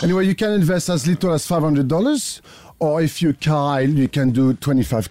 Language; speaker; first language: English; non-native, fluent; French